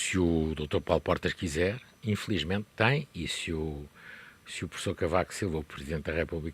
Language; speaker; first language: Portuguese; native; Portuguese